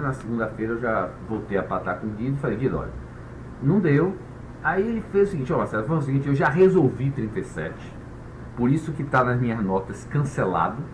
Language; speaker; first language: Portuguese; native; Portuguese